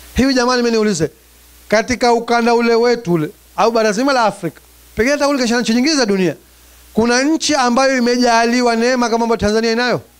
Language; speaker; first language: Swahili; native; Swahili